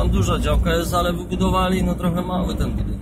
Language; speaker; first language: Polish; native; Polish